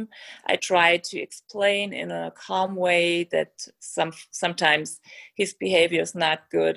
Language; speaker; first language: English; non-native, fluent; German